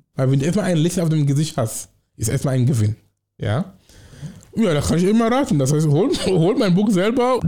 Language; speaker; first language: German; non-native, fluent; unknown